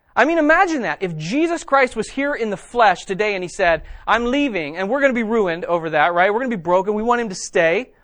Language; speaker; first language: English; native; English